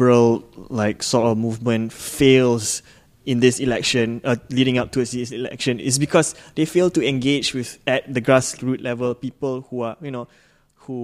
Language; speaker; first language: English; non-native, local second language; Malay